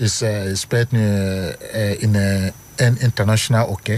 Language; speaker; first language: Dutch; non-native, learner; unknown